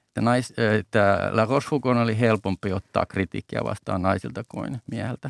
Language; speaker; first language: Finnish; native; Finnish